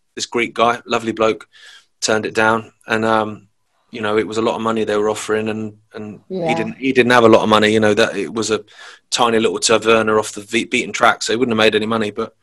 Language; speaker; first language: English; native; English